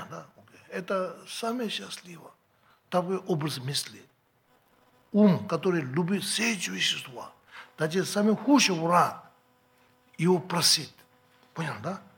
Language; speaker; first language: Russian; non-native, learner; Tibetan